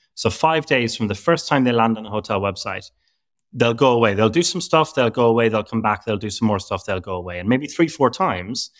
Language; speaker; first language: English; native; English